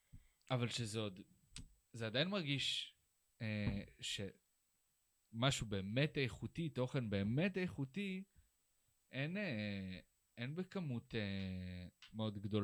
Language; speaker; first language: Hebrew; native; Hebrew